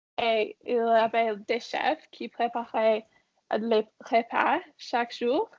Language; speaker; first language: French; non-native, learner; English